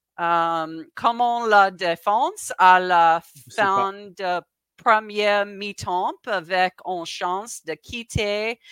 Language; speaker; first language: French; non-native, learner; English